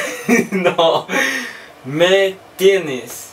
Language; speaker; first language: Spanish; native; Spanish